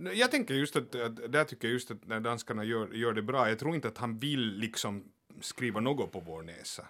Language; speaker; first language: Swedish; native; Swedish